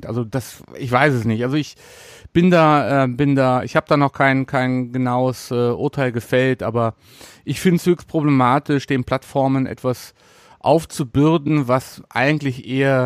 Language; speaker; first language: German; native; German